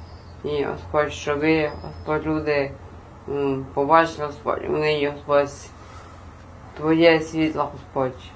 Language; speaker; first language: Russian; non-native, local second language; Ukrainian